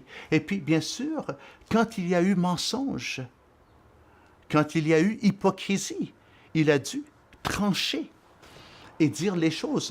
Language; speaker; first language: French; native; French